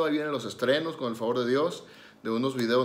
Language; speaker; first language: Spanish; native; Spanish